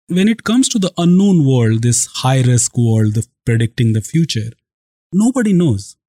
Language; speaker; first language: English; non-native, local second language; Hindi